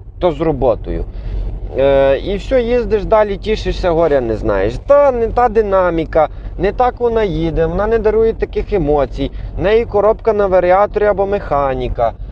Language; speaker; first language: Ukrainian; native; Ukrainian